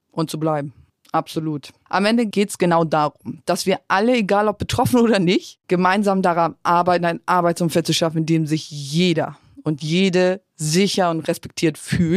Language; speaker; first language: German; native; German